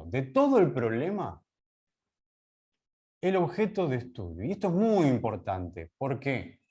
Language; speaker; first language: Spanish; native; Spanish